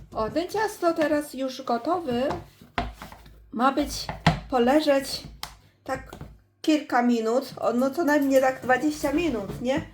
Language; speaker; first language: Polish; non-native, learner; Chinese